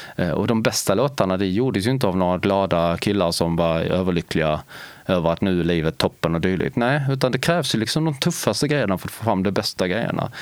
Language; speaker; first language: Swedish; native; Swedish